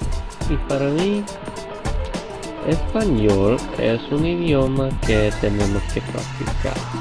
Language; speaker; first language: Spanish; non-native, learner; English